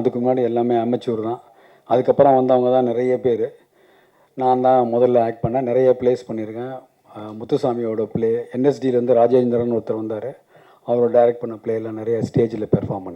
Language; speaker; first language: Tamil; native; Tamil